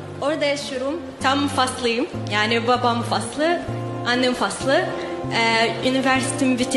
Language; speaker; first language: Turkish; non-native, learner; Arabic